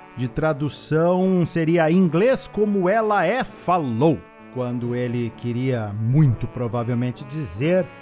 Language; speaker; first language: Portuguese; native; Portuguese